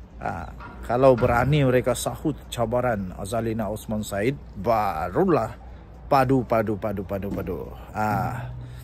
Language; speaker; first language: Malay; native; Malay